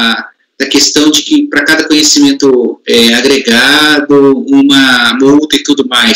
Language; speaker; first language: Portuguese; native; Portuguese